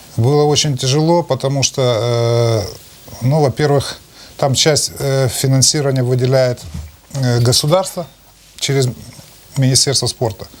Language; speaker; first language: Russian; native; Russian